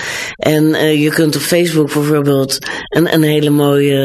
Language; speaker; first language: Dutch; native; Dutch